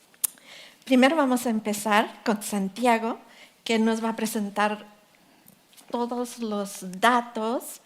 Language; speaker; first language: Spanish; early bilingual, heritage; Spanish